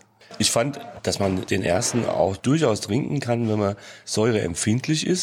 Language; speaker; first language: German; native; German